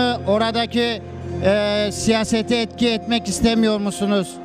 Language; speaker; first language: Turkish; native; Turkish